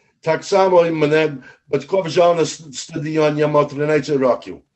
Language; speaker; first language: Ukrainian; early bilingual, heritage; Ukrainian